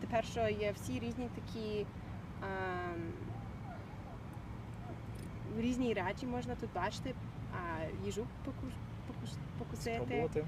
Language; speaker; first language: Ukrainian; early bilingual, heritage; Ukrainian